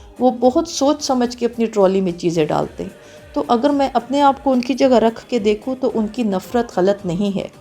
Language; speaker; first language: Urdu; native; Urdu